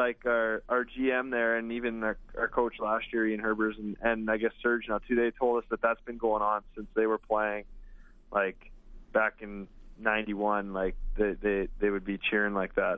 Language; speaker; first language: English; native; English